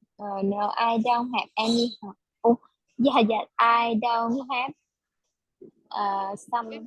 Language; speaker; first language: English; non-native, learner; Vietnamese